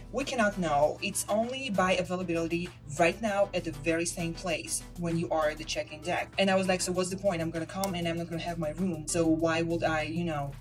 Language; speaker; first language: English; non-native, fluent; Hebrew